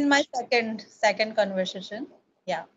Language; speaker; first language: English; non-native, learner; Hindi